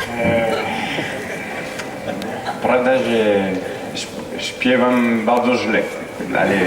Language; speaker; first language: Polish; non-native, learner; French